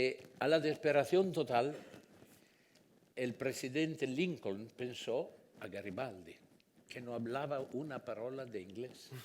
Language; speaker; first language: Spanish; non-native, fluent; Italian